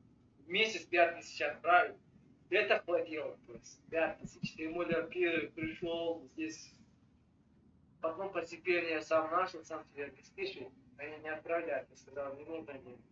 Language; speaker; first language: Russian; non-native, learner; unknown